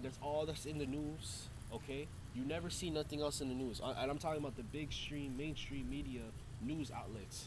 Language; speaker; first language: English; native; English